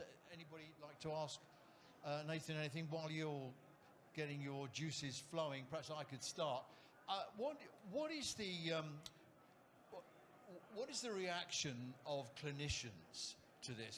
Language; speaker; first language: English; native; English